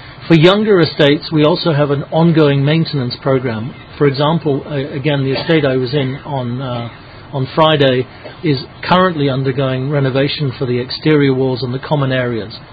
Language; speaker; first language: English; native; English